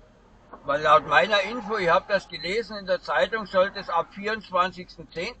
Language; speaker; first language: German; native; German